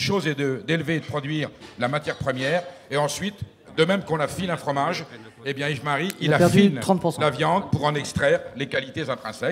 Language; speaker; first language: French; native; French